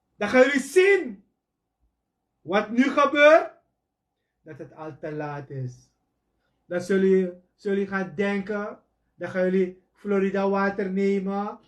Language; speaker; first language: Dutch; native; Dutch